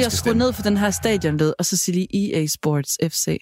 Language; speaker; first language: Danish; native; Danish